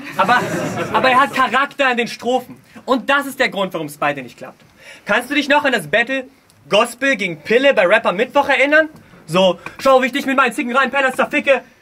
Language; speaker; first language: German; early bilingual, other home language; Russian